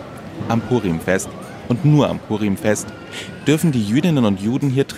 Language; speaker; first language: German; native; German